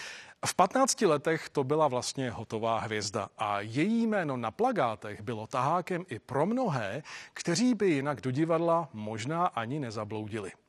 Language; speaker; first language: Czech; native; Czech